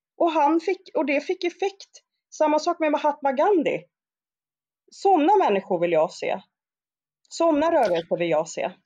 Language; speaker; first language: Swedish; native; Swedish